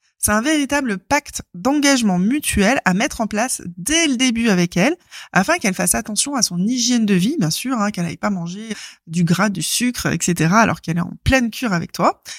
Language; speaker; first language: French; native; French